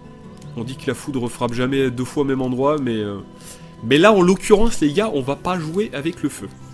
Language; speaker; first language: French; native; French